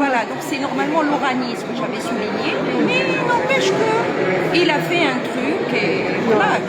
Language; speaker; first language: French; non-native, local second language; Arabic